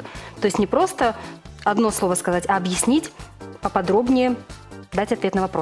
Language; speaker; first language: Russian; native; Russian